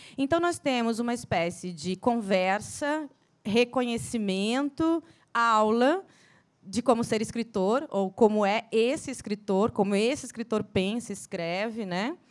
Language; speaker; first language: Portuguese; native; Portuguese